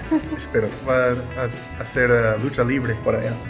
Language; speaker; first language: Spanish; non-native, learner; English